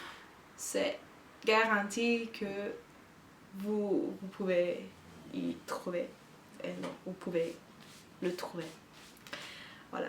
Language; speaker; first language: French; non-native, learner; Turkish